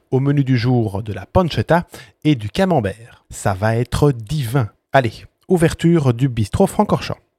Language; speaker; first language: French; native; French